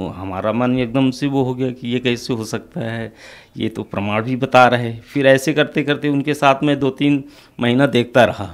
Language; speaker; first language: Hindi; native; Hindi